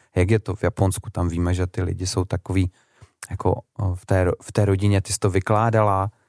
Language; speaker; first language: Czech; native; Czech